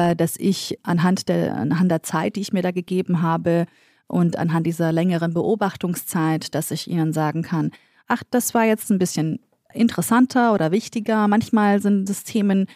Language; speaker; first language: German; early bilingual, other home language; Central Kurdish